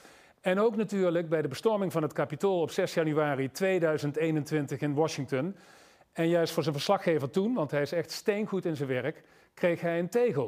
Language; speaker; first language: Dutch; native; Dutch